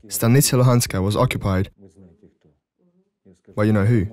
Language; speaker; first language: English; non-native, fluent; Ukrainian